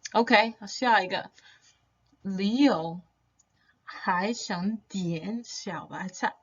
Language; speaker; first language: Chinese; non-native, fluent; English